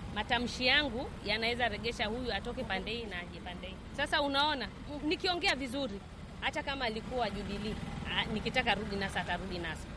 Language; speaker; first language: Swahili; native; Swahili